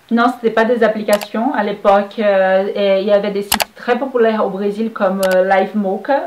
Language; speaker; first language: French; non-native, fluent; Portuguese